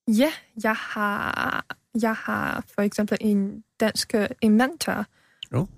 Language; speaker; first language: Danish; non-native, learner; Chinese